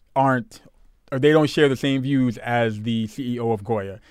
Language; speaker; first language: English; native; English